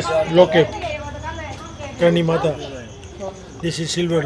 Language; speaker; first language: English; non-native, learner; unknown